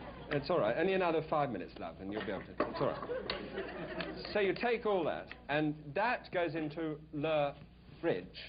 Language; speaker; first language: English; native; English